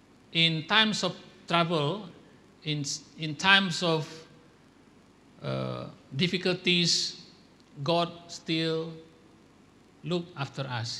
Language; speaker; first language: English; non-native, local second language; Malay